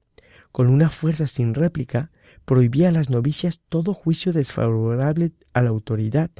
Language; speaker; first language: Spanish; native; Spanish